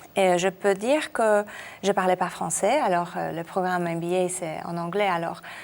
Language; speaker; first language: French; non-native, fluent; Polish